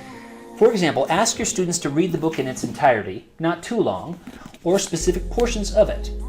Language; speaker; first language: English; native; English